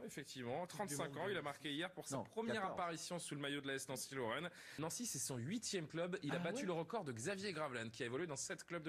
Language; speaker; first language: French; native; French